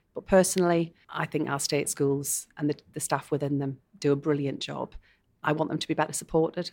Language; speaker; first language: English; native; English